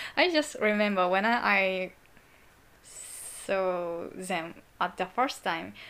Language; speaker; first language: English; non-native, learner; Japanese